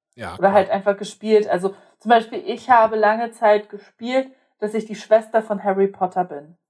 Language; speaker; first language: German; non-native, local second language; Polish